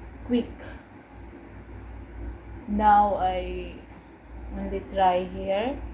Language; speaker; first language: English; non-native, learner; Cebuano